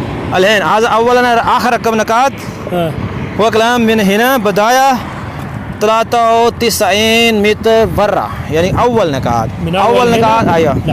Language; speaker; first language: Arabic; non-native, learner; Punjabi